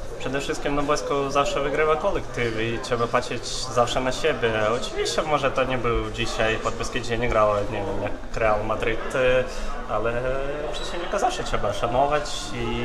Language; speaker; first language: Polish; non-native, fluent; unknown